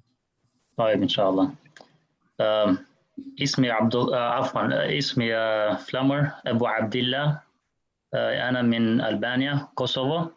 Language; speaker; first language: Arabic; non-native, learner; Albanian